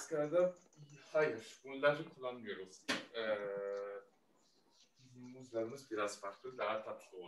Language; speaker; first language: Turkish; non-native, fluent; Malagasy